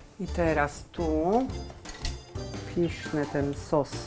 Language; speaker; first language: Polish; non-native, learner; Italian